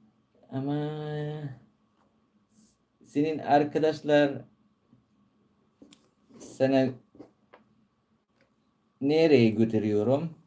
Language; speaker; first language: Turkish; non-native, learner; Filipino